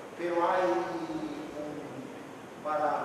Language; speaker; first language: Spanish; non-native, fluent; Portuguese